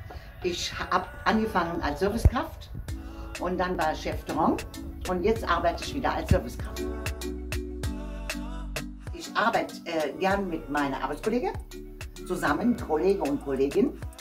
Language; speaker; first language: German; non-native, fluent; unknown